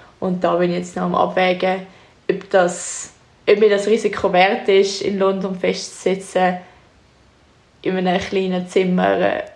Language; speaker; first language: German; native; German